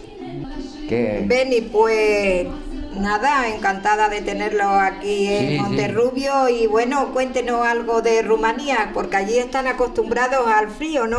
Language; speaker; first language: Spanish; native; Spanish